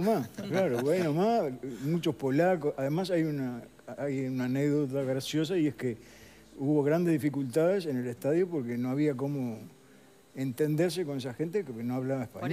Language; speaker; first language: Spanish; native; Spanish